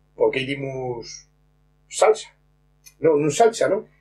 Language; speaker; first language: Spanish; non-native, local second language; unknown